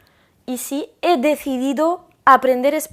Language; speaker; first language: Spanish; non-native, fluent; French